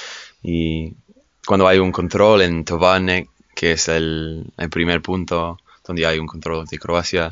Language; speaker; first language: Spanish; non-native, fluent; English